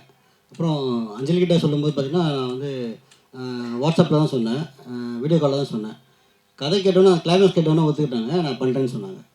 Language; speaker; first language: Tamil; native; Tamil